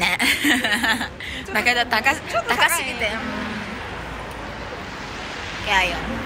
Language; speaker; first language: Japanese; early bilingual, other home language; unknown